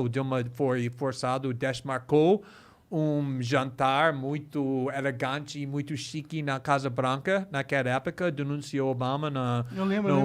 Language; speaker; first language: Portuguese; non-native, fluent; English